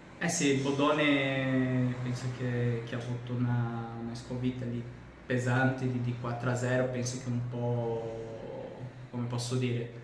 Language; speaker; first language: Italian; non-native, fluent; Portuguese